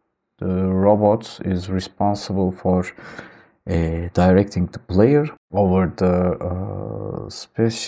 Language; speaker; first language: English; non-native, fluent; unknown